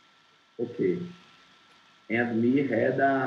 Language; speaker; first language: English; non-native, learner; Portuguese